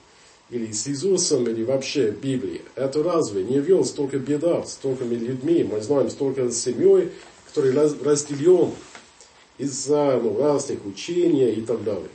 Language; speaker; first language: Russian; non-native, fluent; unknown